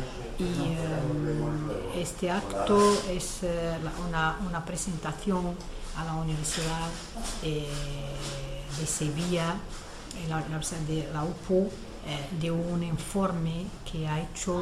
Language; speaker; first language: Spanish; non-native, fluent; Arabic